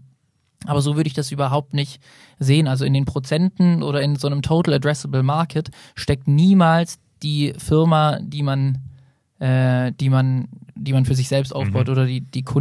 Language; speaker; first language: German; native; German